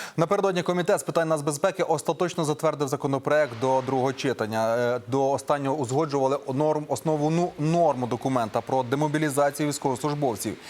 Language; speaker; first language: Ukrainian; native; Ukrainian